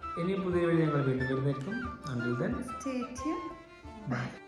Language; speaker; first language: Malayalam; native; Malayalam